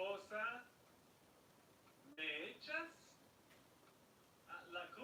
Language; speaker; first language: Spanish; non-native, learner; English